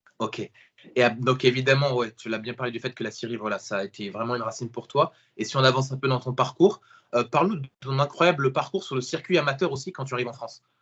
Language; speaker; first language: French; native; French